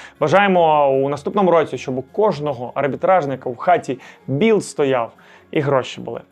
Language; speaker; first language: Ukrainian; native; Ukrainian